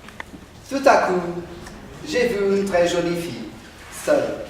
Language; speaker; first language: French; non-native, learner; Spanish